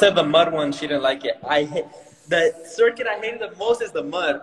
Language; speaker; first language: English; early bilingual, other home language; Spanish